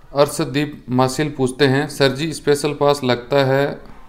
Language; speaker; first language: Hindi; native; Hindi